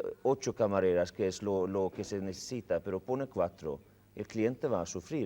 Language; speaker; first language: Spanish; non-native, fluent; Swedish